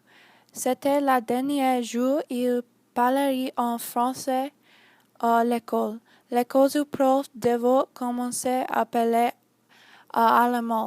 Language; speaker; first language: French; non-native, learner; English